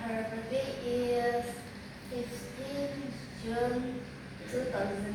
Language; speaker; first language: English; non-native, learner; Indonesian